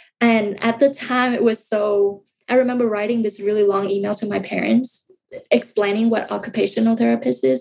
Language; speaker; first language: English; non-native, fluent; Vietnamese